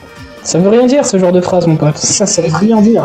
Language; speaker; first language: French; native; French